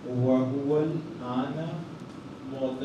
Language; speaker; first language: Arabic; non-native, learner; Urdu